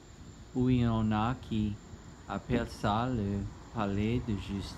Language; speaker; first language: French; non-native, learner; English